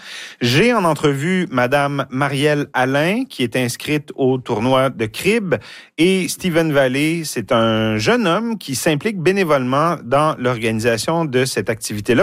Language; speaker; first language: French; native; French